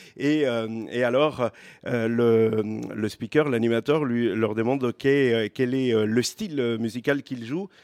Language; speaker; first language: French; non-native, fluent; Spanish